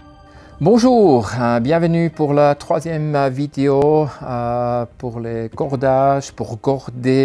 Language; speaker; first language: French; non-native, learner; German